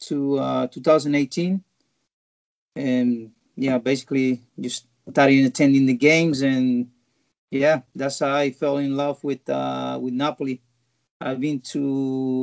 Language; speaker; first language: English; non-native, fluent; Spanish